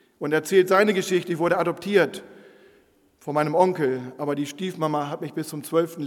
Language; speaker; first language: German; non-native, local second language; Low German